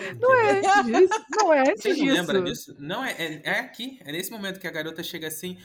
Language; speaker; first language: Portuguese; native; Portuguese